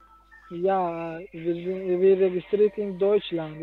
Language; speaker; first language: German; non-native, learner; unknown